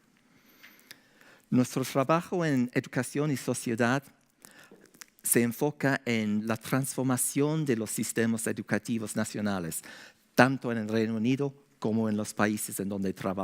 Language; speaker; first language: Spanish; non-native, fluent; English